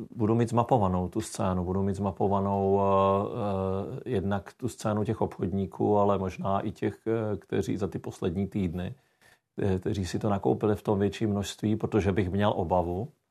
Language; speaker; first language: Czech; native; Czech